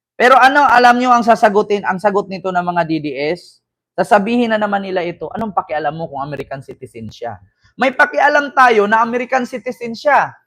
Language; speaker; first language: Filipino; native; Filipino